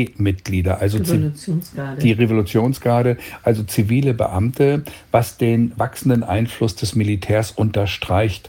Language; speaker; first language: German; native; German